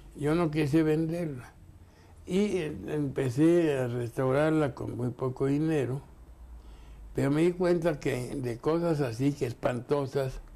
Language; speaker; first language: Spanish; native; Spanish